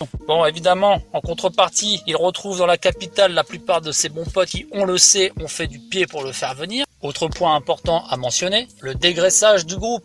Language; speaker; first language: French; native; French